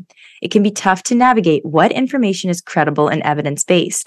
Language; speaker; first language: English; native; English